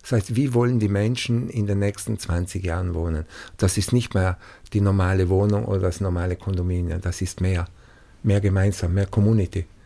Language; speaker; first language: German; native; German